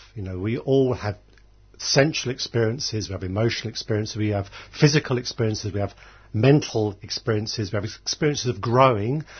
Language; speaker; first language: English; native; English